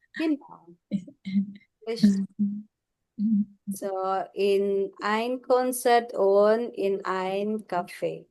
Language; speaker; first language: German; non-native, fluent; Filipino